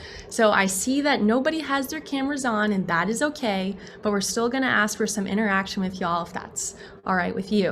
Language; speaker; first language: English; native; English